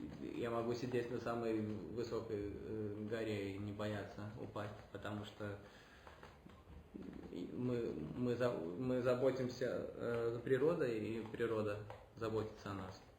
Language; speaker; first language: Russian; early bilingual, heritage; Russian